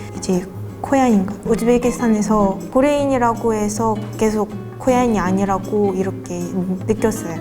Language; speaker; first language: Korean; non-native, fluent; Russian